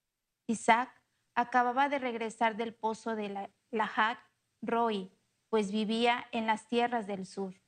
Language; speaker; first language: Spanish; native; Spanish